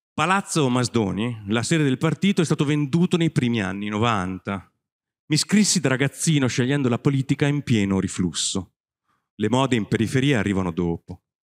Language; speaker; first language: Italian; native; Italian